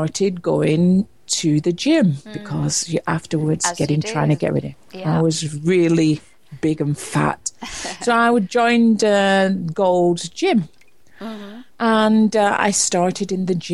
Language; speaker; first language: English; native; English